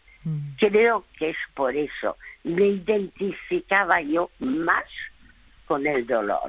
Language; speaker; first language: Spanish; early bilingual, other home language; French